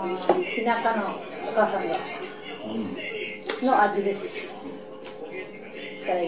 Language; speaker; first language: Japanese; non-native, learner; Filipino